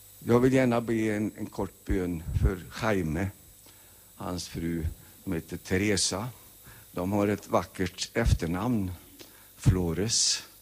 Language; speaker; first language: Swedish; early bilingual, heritage; Swedish